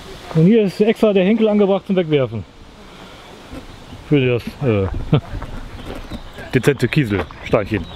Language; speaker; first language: German; native; German